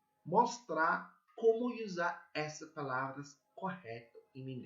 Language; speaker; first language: Portuguese; non-native, learner; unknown